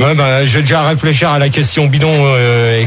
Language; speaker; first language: French; native; French